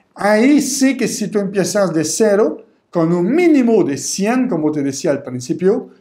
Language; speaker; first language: Spanish; non-native, fluent; French